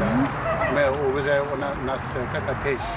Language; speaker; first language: Russian; non-native, learner; Hindi